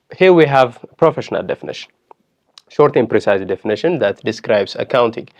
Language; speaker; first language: English; non-native, local second language; Amharic